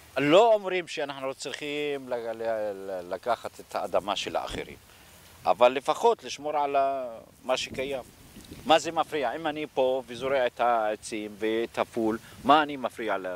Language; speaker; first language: Hebrew; non-native, local second language; Arabic